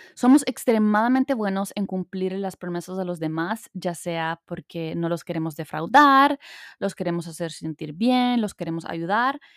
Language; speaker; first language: Spanish; early bilingual, heritage; Spanish